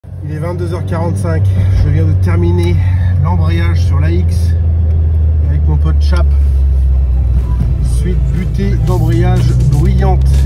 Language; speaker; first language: French; native; French